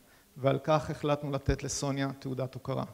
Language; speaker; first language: Hebrew; native; Hebrew